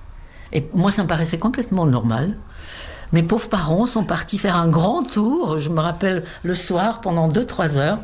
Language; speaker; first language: French; non-native, fluent; Czech